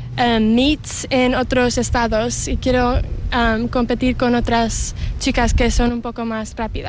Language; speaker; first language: Spanish; early bilingual, heritage; English